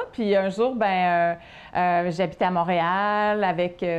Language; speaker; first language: French; native; French